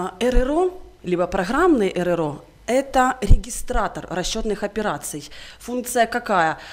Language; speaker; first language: Russian; native; Russian